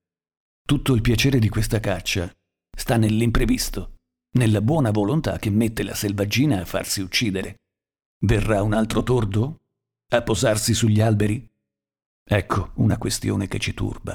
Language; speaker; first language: Italian; native; Italian